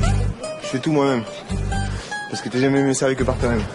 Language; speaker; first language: French; native; French